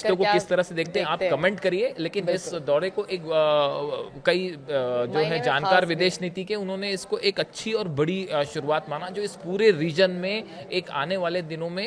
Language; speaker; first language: Hindi; native; Hindi